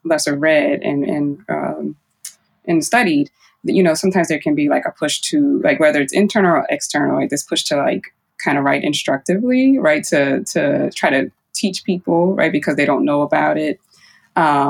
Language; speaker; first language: English; native; English